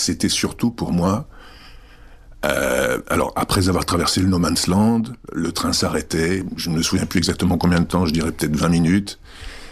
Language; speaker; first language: French; non-native, local second language; Czech